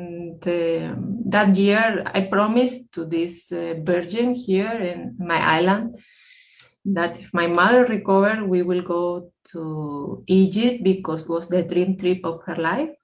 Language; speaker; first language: English; non-native, fluent; Spanish